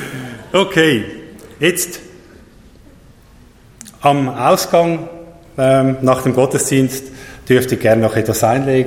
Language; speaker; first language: German; native; German